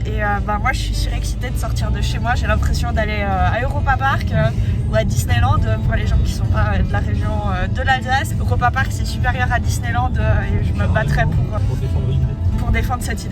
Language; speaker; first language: French; native; French